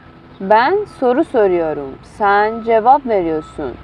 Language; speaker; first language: Turkish; non-native, fluent; Persian